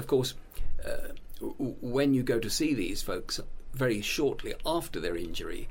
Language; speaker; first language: English; native; English